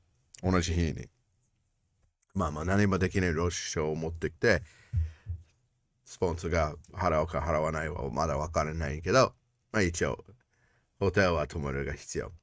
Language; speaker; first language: Japanese; non-native, learner; English